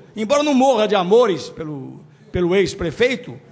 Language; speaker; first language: Portuguese; native; Portuguese